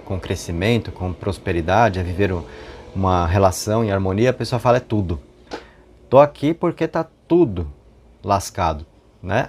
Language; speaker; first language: Portuguese; native; Portuguese